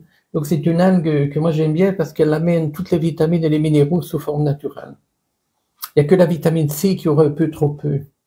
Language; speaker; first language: French; native; French